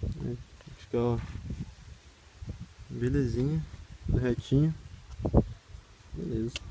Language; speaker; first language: Portuguese; native; Portuguese